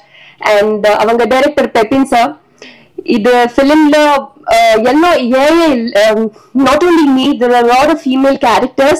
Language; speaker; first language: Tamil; non-native, learner; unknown